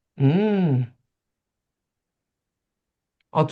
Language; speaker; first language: French; native; French